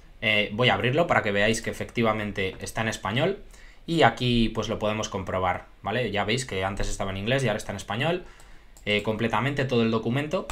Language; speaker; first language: Spanish; native; Spanish